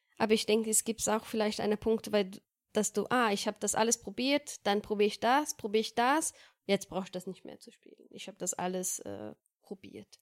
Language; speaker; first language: German; non-native, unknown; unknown